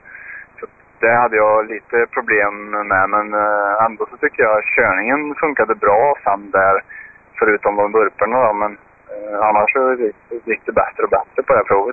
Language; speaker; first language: Swedish; native; Swedish